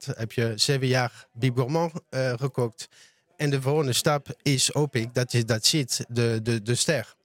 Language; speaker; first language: Dutch; non-native, learner; French